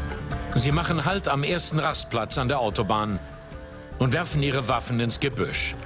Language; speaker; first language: German; native; German